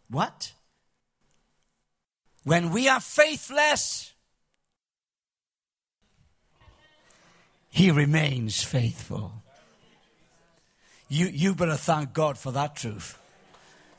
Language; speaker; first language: English; native; English